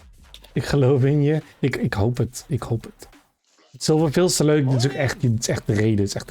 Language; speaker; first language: Dutch; native; Dutch